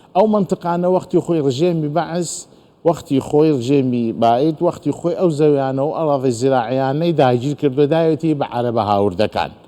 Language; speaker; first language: Central Kurdish; non-native, local second language; Azerbaijani